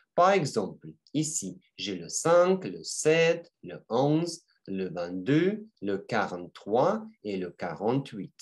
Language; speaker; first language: French; non-native, fluent; Russian